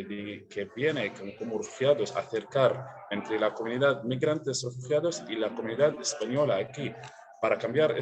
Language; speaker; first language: Spanish; non-native, learner; Arabic